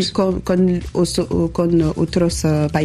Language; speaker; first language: Spanish; non-native, learner; French